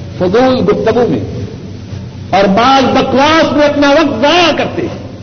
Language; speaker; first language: Urdu; non-native, local second language; Punjabi